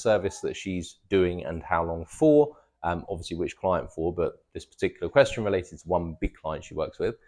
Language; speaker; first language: English; native; English